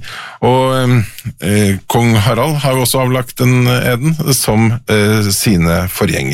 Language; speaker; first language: Norwegian; native; Norwegian